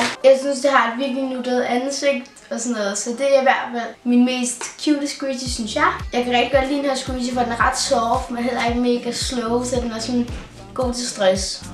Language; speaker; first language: Danish; native; Danish